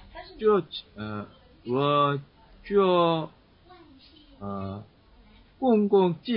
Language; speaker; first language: Chinese; non-native, learner; Korean